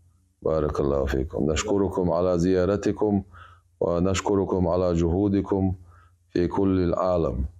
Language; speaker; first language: Arabic; non-native, fluent; Chechen